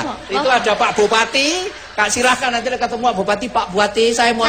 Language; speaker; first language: Indonesian; non-native, local second language; Javanese